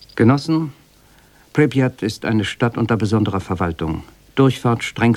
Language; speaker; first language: German; native; German